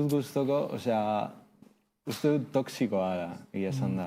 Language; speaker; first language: Basque; non-native, local second language; Spanish